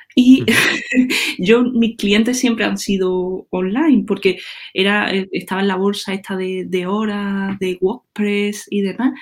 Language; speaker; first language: Spanish; native; Spanish